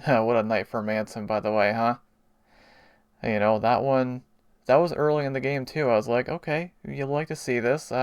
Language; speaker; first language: English; native; English